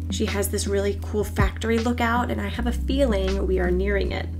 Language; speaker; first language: English; native; English